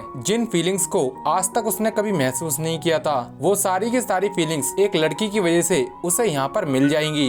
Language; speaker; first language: Hindi; native; Hindi